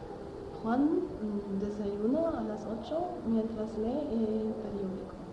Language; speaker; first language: Spanish; non-native, learner; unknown